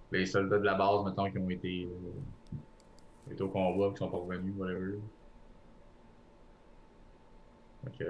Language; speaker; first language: French; native; French